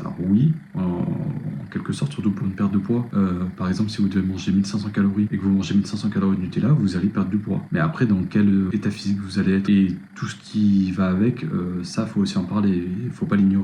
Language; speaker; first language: French; native; French